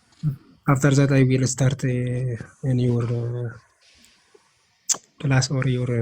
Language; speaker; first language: English; non-native, learner; Amharic